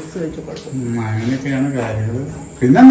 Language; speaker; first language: Malayalam; native; Malayalam